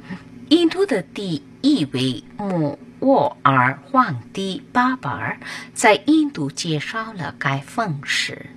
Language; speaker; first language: Chinese; non-native, fluent; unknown